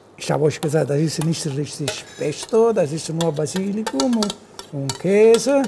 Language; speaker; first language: German; non-native, learner; Italian